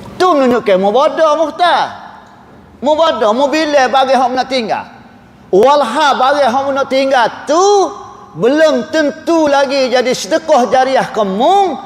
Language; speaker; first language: Malay; native; Malay